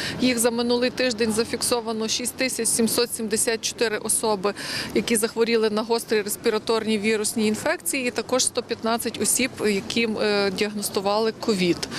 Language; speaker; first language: Ukrainian; native; Ukrainian